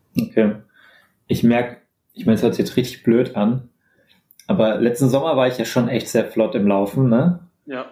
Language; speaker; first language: German; native; German